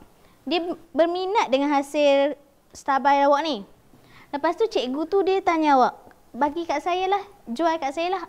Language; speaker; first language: Malay; native; Malay